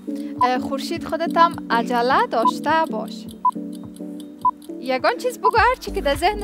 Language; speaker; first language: Persian; native; Persian